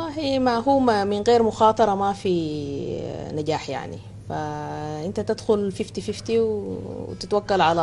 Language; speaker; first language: Arabic; native; Arabic